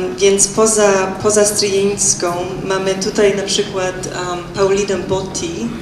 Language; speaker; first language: Polish; early bilingual, heritage; Polish